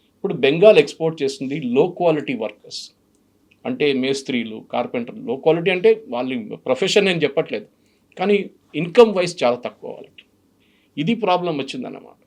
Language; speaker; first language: Telugu; non-native, fluent; Malayalam